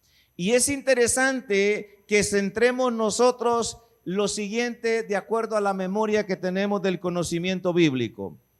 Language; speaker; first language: Spanish; native; Spanish